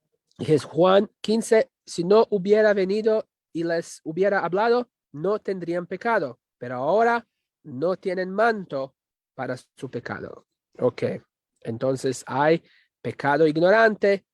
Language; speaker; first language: Spanish; non-native, fluent; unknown